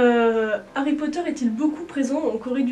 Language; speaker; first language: French; native; French